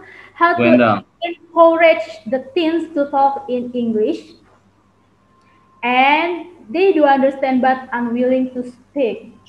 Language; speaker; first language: English; non-native, fluent; Indonesian